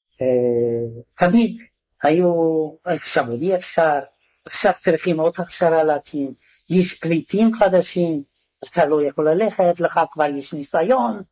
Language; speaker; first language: Hebrew; non-native, fluent; Hungarian